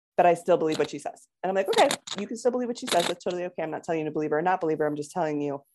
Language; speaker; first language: English; native; English